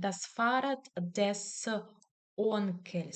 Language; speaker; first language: German; non-native, fluent; Ukrainian